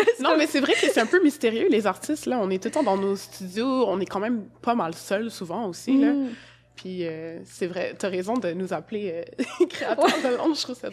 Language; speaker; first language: French; native; French